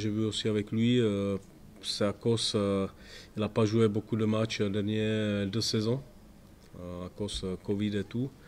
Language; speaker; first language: French; non-native, fluent; Czech